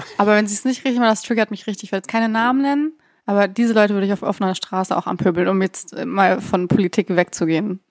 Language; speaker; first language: German; early bilingual, other home language; Persian